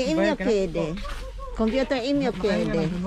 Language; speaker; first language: Korean; non-native, learner; Filipino